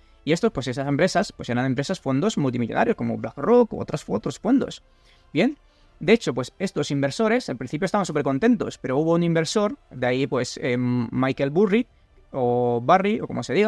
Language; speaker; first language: Spanish; native; Spanish